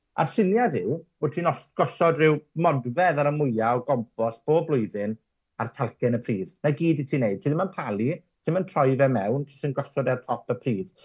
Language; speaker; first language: Welsh; native; Welsh